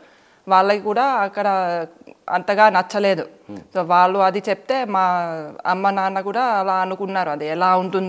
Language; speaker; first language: Telugu; non-native, fluent; Finnish